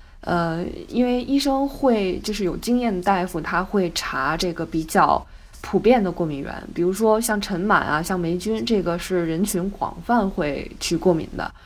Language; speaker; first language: Chinese; native; Chinese